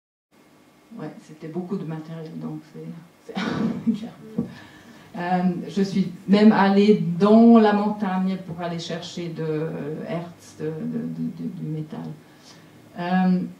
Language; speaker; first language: French; non-native, local second language; German